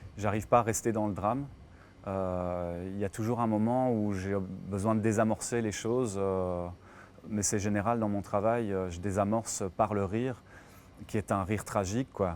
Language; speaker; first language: French; native; French